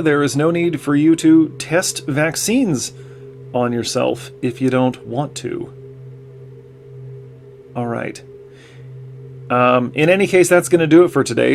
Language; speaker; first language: English; native; English